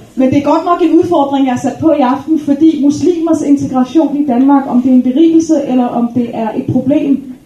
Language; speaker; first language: Danish; early bilingual, other home language; Arabic